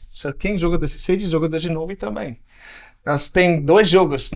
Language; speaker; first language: Portuguese; non-native, learner; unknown